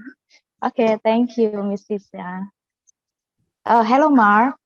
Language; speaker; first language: English; non-native, fluent; Indonesian